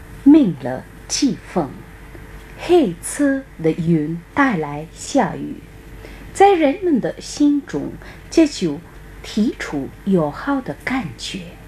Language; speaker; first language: Chinese; non-native, fluent; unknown